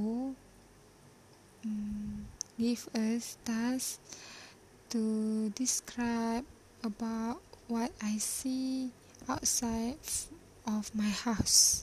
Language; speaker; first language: English; non-native, learner; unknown